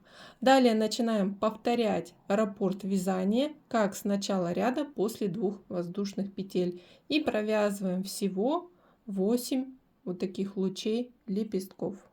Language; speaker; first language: Russian; native; Russian